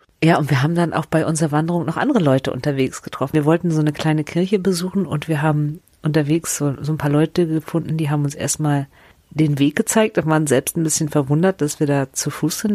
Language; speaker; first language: German; native; German